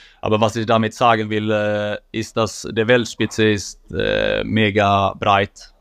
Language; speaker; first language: German; non-native, fluent; Swedish